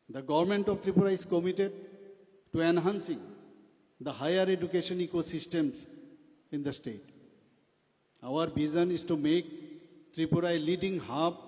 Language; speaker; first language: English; non-native, local second language; Bangla